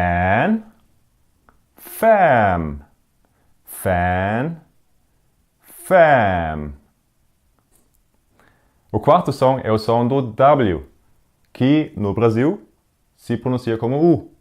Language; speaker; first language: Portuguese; non-native, fluent; Danish